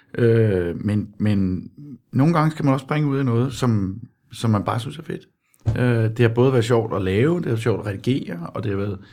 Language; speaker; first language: Danish; native; Danish